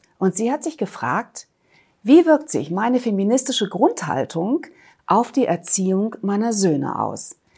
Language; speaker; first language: German; native; German